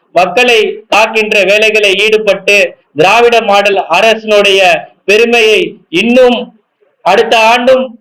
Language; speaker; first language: Tamil; native; Tamil